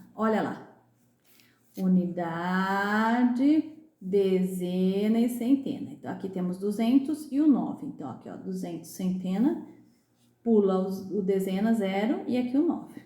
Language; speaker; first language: Portuguese; native; Portuguese